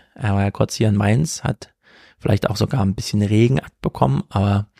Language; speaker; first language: German; native; German